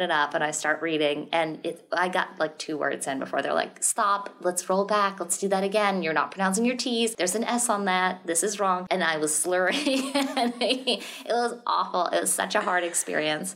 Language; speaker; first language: English; native; English